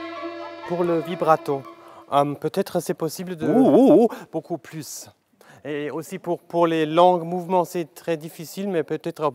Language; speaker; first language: French; non-native, fluent; German